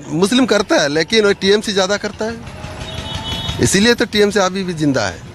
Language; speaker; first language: Hindi; non-native, local second language; Bangla